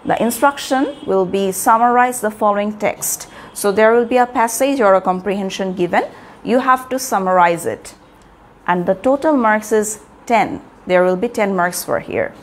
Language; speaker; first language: English; non-native, local second language; Bangla